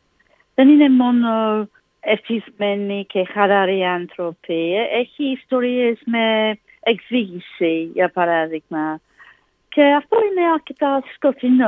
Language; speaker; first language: Greek; non-native, learner; English